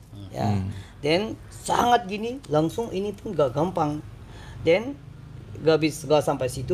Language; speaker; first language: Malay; non-native, learner; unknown